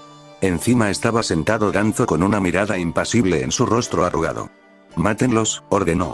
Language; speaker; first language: Spanish; native; Spanish